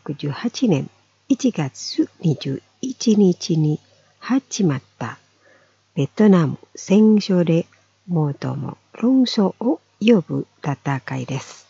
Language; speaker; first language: Japanese; non-native, fluent; Indonesian